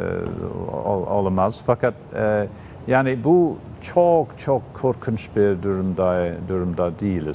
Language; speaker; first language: Turkish; non-native, fluent; English